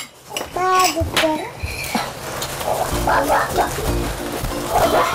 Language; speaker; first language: Korean; native; Korean